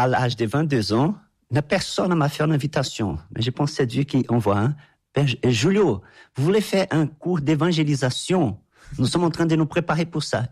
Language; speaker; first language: French; non-native, fluent; Portuguese